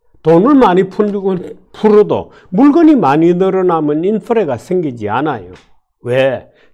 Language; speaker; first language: Korean; native; Korean